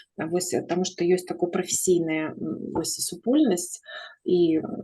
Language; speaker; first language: Belarusian; native; Belarusian